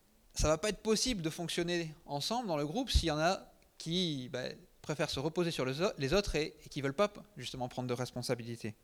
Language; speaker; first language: French; native; French